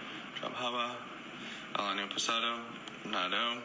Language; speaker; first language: Spanish; non-native, fluent; English